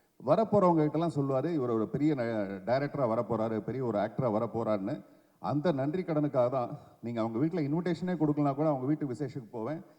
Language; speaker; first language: Tamil; native; Tamil